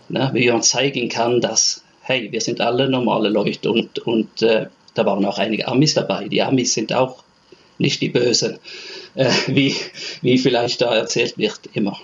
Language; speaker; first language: German; non-native, fluent; Norwegian